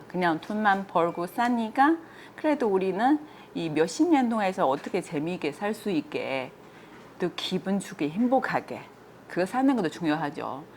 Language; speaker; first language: Korean; non-native, fluent; Chinese